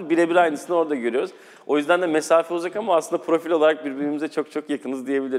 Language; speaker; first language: Turkish; native; Turkish